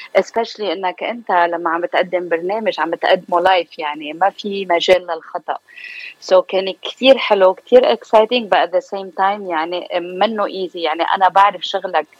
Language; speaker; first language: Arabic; native; Arabic